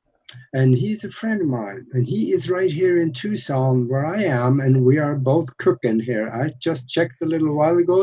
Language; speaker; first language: English; non-native, fluent; Norwegian